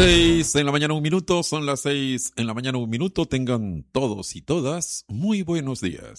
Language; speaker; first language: Spanish; native; Spanish